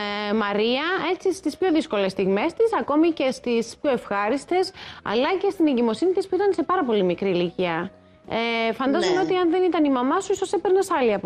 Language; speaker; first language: Greek; native; Greek